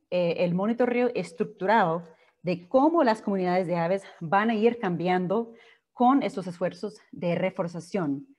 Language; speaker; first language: Spanish; non-native, fluent; English